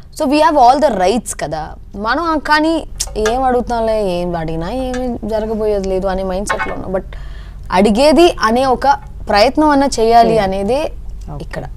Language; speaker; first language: Telugu; early bilingual, heritage; Telugu